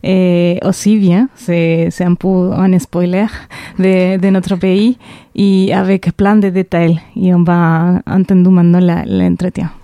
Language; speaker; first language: French; non-native, fluent; Spanish